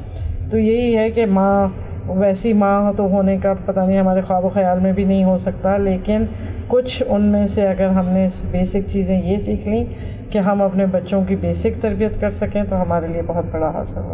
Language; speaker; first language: Urdu; native; Urdu